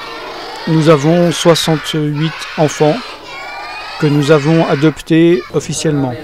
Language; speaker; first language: French; native; French